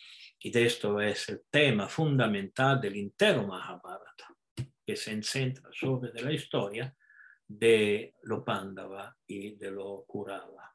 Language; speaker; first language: Spanish; non-native, fluent; Italian